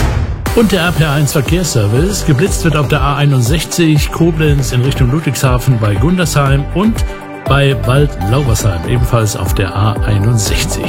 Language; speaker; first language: German; native; German